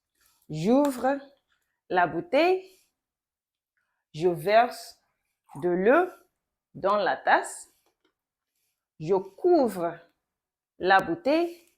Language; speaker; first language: French; non-native, local second language; Yoruba